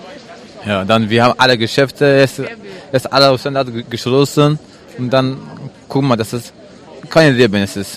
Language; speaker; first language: German; non-native, learner; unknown